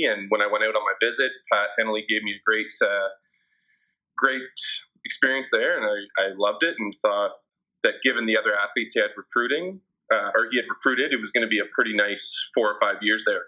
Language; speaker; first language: English; native; English